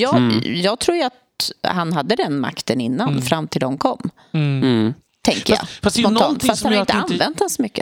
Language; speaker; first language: Swedish; native; Swedish